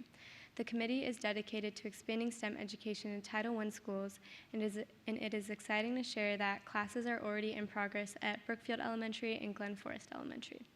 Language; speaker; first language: English; native; English